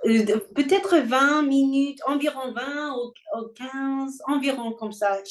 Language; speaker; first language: French; non-native, learner; English